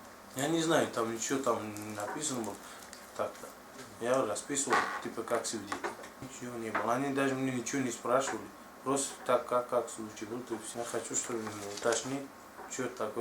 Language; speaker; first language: Russian; non-native, learner; Tajik